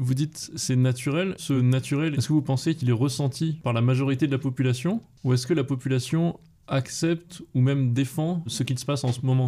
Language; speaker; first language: French; native; French